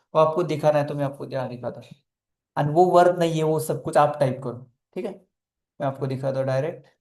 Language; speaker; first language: Hindi; non-native, local second language; Marathi